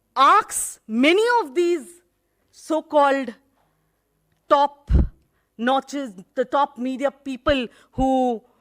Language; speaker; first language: English; non-native, local second language; Hindi